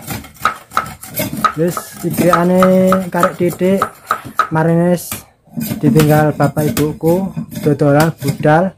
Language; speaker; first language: Indonesian; non-native, local second language; Javanese